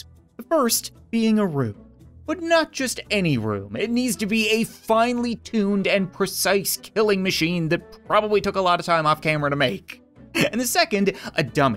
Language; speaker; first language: English; native; English